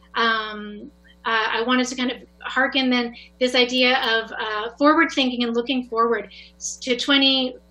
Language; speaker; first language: English; native; English